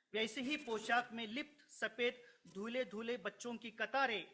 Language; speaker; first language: Hindi; non-native, local second language; Marathi